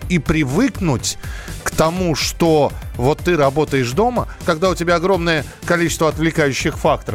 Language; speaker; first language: Russian; native; Russian